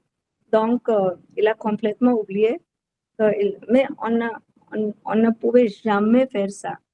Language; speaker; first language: French; non-native, learner; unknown